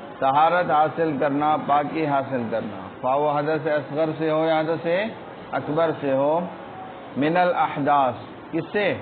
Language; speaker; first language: Urdu; non-native, local second language; Sindhi